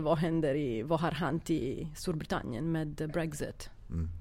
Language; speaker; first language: Swedish; non-native, fluent; Italian